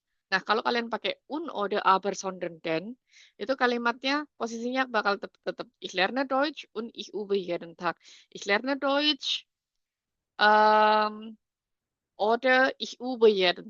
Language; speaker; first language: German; non-native, fluent; Indonesian